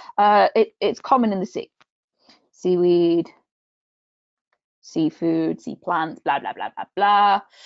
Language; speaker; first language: English; native; English